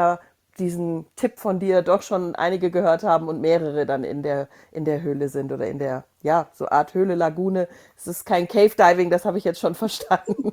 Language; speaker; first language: German; native; German